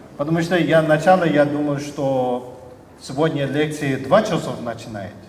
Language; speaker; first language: Russian; non-native, learner; English